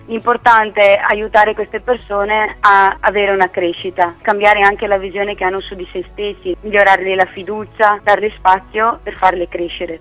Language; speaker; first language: Italian; non-native, fluent; Portuguese